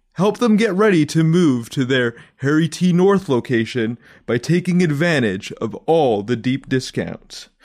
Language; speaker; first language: English; native; English